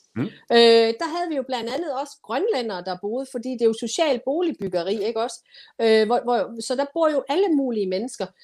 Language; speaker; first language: Danish; native; Danish